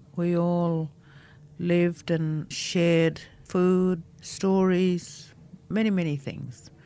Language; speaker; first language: English; non-native, local second language; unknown